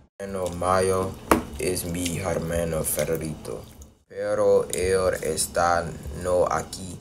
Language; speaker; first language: Spanish; non-native, learner; English